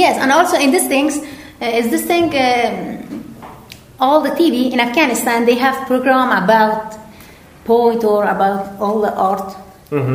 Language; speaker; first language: English; non-native, learner; Persian